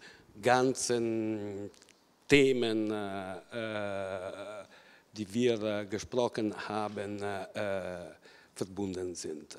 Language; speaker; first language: German; non-native, fluent; Italian